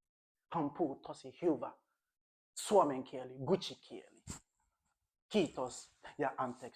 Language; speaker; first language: Finnish; non-native, learner; English